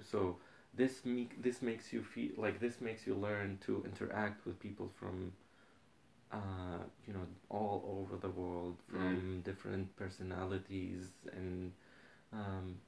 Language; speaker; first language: English; non-native, fluent; Arabic